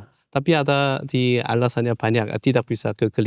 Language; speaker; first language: Indonesian; non-native, learner; Korean